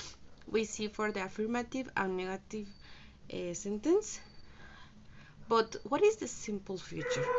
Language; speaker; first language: English; non-native, learner; Spanish